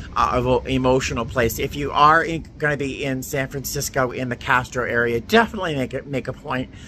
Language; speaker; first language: English; native; English